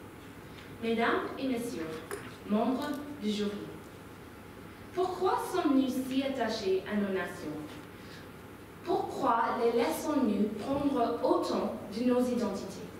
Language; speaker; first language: French; non-native, fluent; English